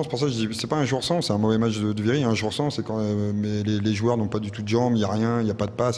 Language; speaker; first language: French; native; French